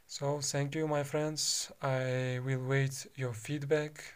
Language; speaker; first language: English; non-native, fluent; Kazakh